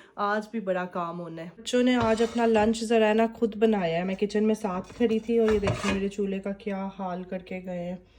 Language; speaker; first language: Urdu; native; Urdu